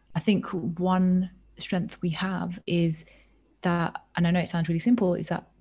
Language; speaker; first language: English; native; English